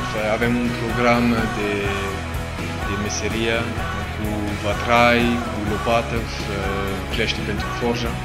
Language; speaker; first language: Romanian; non-native, learner; French